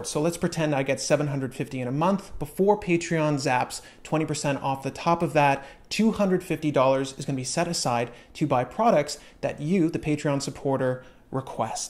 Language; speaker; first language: English; native; English